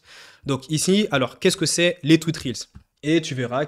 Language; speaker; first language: French; native; French